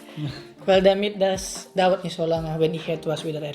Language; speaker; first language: German; non-native, learner; Indonesian